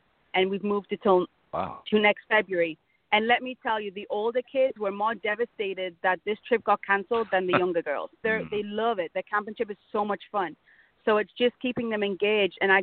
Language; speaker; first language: English; native; English